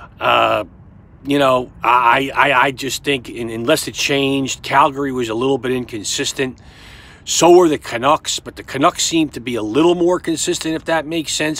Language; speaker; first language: English; native; English